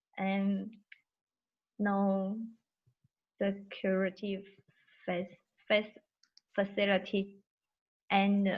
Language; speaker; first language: English; non-native, learner; Chinese